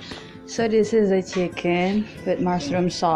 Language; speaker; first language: English; non-native, fluent; Indonesian